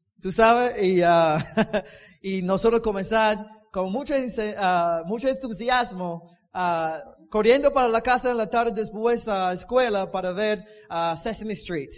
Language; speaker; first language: Spanish; non-native, learner; English